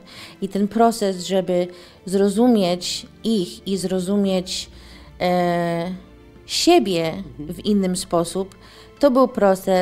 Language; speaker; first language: Polish; early bilingual, heritage; English